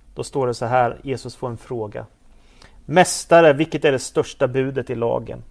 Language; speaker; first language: Swedish; native; Swedish